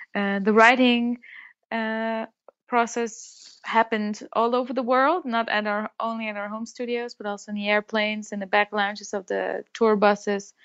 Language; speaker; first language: English; non-native, fluent; Dutch